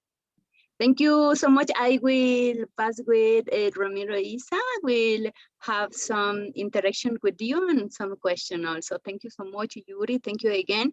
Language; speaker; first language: English; non-native, learner; Spanish